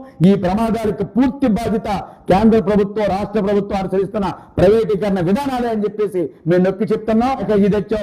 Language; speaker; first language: Telugu; native; Telugu